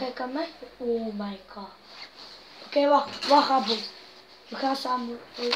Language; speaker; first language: Dutch; non-native, local second language; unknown